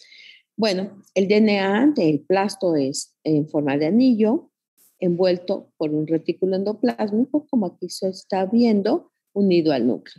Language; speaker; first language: Spanish; native; Spanish